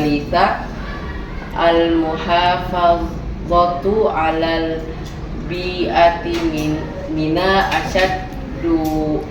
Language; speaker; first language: Arabic; non-native, learner; Indonesian